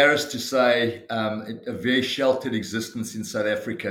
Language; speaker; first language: English; native; English